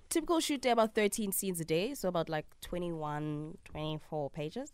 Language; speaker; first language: English; non-native, local second language; Zulu